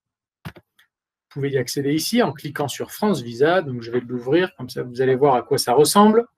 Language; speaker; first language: French; native; French